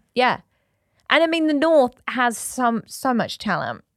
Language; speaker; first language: English; native; English